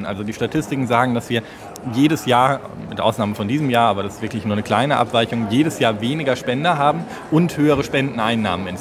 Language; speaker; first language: German; native; German